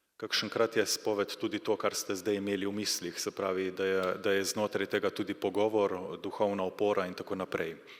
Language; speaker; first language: Slovenian; native; Slovenian